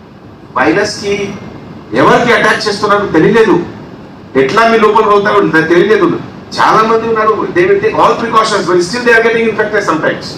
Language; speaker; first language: Telugu; non-native, fluent; Hindi